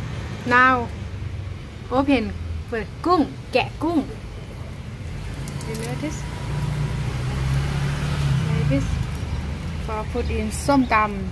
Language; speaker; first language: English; non-native, learner; Lao